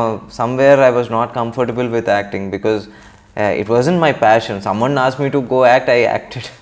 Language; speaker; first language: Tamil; non-native, local second language; Telugu